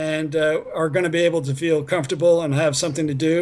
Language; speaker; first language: English; native; English